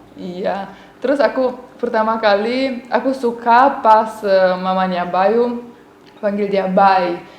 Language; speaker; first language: Indonesian; non-native, fluent; Romanian